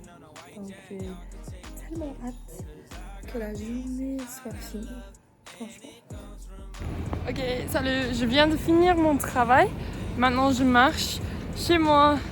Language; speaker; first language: French; non-native, learner; English